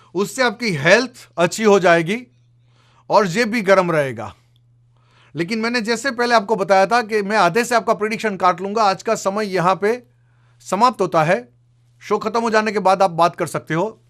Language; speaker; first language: Hindi; non-native, local second language; Gujarati